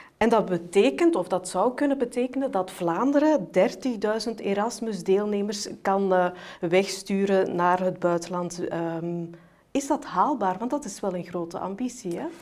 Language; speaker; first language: Dutch; native; Dutch